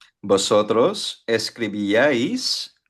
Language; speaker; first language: Spanish; non-native, fluent; Filipino